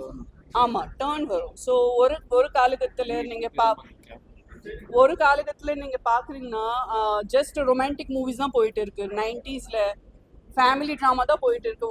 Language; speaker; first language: Tamil; non-native, local second language; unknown